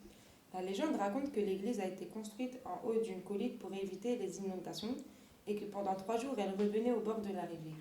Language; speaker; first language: French; native; French